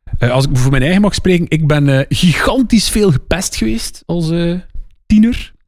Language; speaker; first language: Dutch; non-native, local second language; French